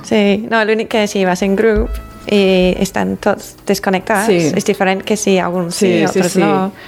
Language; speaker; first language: Catalan; non-native, fluent; English